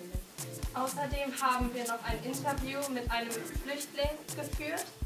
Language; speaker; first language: German; non-native, learner; Italian